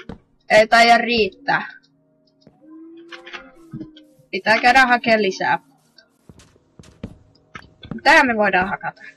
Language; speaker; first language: Finnish; native; Finnish